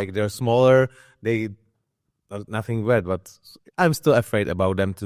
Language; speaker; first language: English; non-native, learner; Czech